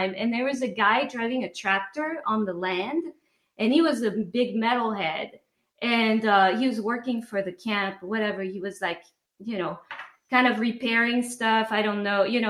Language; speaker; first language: English; non-native, fluent; French